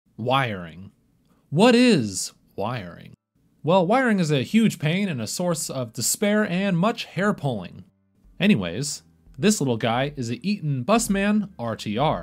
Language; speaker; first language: English; native; English